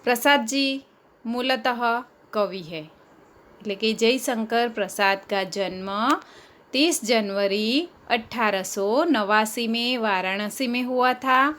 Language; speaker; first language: Hindi; non-native, local second language; Gujarati